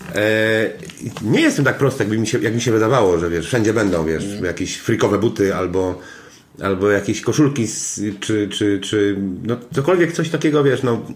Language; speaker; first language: Polish; native; Polish